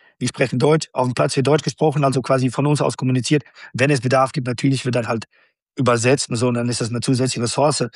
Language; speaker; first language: German; non-native, fluent; Bosnian